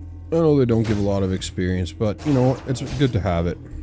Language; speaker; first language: English; native; English